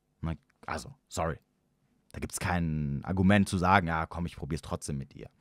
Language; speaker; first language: German; native; German